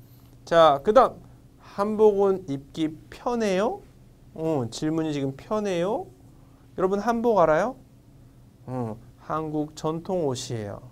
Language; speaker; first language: Korean; non-native, fluent; Vietnamese